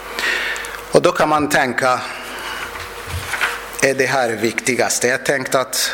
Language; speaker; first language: Swedish; non-native, fluent; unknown